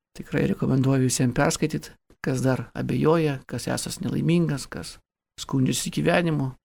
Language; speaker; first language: Lithuanian; native; Lithuanian